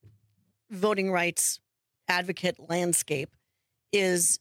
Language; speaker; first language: English; native; English